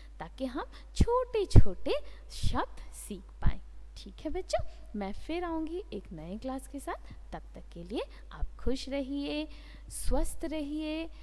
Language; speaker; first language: Hindi; non-native, local second language; Bangla